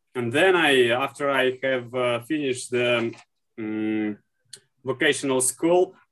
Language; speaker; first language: English; non-native, learner; Russian